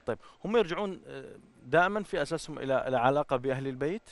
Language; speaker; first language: Arabic; native; Arabic